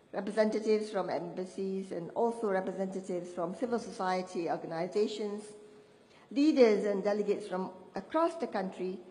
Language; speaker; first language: English; non-native, local second language; Malay